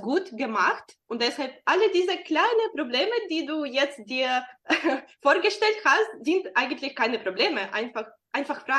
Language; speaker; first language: German; non-native, fluent; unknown